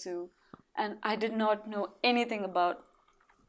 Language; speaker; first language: English; non-native, local second language; Marathi